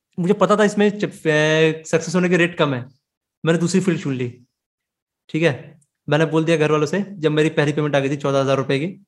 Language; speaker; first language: Hindi; native; Hindi